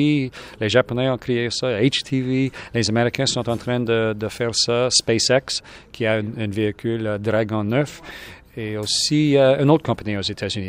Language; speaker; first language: French; non-native, local second language; English